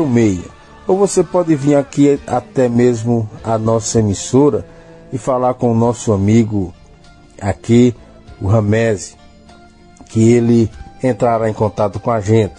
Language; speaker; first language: Portuguese; native; Portuguese